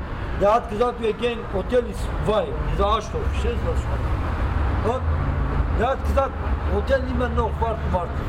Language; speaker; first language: German; non-native, learner; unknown